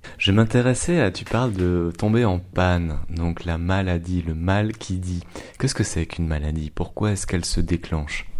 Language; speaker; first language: French; native; French